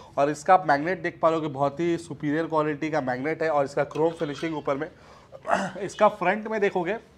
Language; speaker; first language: Hindi; native; Hindi